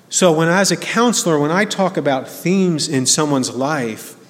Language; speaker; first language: English; native; English